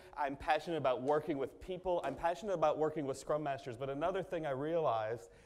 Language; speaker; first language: English; native; English